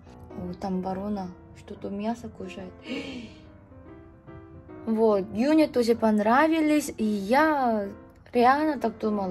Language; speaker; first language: Russian; non-native, learner; Korean